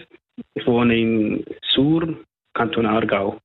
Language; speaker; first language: German; non-native, fluent; Persian